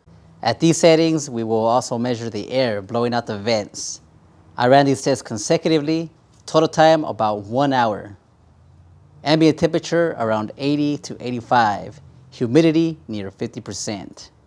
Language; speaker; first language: English; native; English